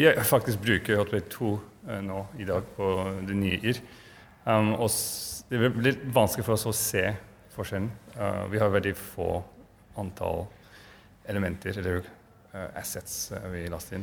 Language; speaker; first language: Norwegian; non-native, fluent; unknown